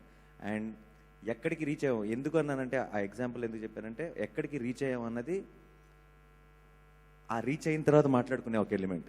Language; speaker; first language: Telugu; native; Telugu